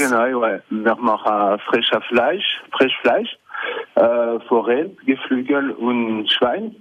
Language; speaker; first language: German; non-native, local second language; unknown